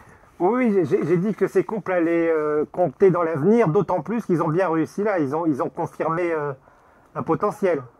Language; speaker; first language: French; native; French